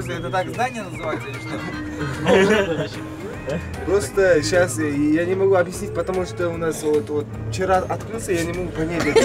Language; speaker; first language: Russian; non-native, local second language; Kazakh